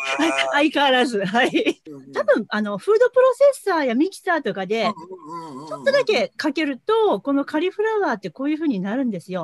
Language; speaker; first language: Japanese; native; Japanese